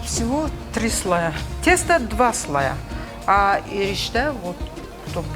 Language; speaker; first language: Russian; non-native, learner; Azerbaijani